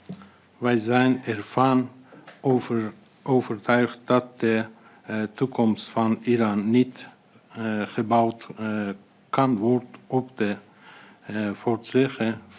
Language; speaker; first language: Dutch; non-native, fluent; Azerbaijani